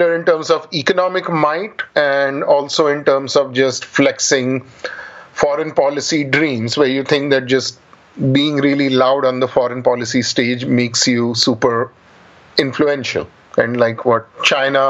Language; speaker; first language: English; non-native, local second language; Marathi